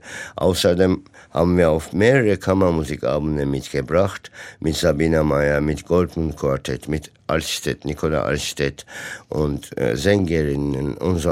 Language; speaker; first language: German; non-native, fluent; Turkish